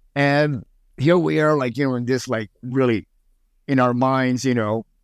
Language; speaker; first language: English; early bilingual, other home language; Spanish